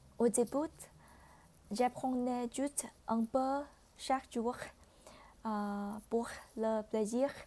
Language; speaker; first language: French; non-native, learner; Vietnamese